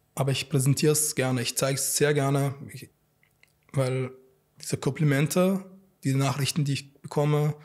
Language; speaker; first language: German; non-native, fluent; Arabic